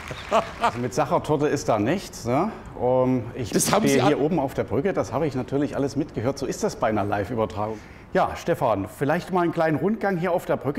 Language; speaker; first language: German; native; German